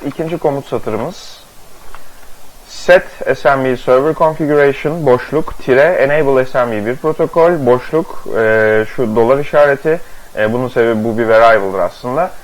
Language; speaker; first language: Turkish; native; Turkish